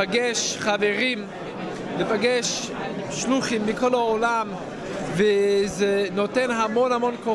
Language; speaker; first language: Hebrew; non-native, fluent; English